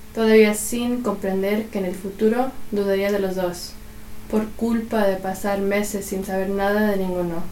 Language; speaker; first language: Spanish; early bilingual, other home language; English